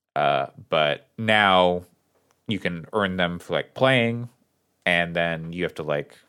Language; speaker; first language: English; native; English